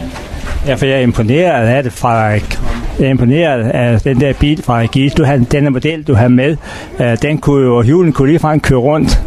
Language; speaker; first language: Danish; native; Danish